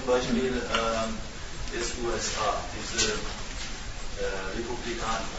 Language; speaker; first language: German; non-native, learner; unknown